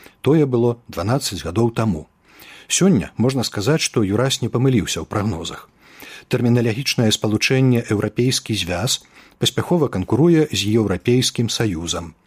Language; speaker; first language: Belarusian; native; Belarusian